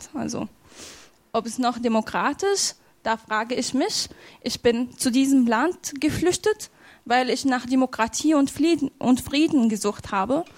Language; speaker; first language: German; non-native, fluent; Arabic